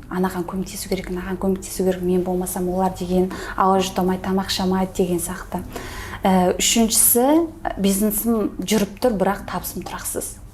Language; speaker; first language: Kazakh; early bilingual, heritage; Kazakh